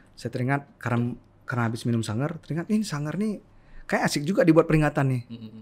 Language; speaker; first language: Indonesian; native; Indonesian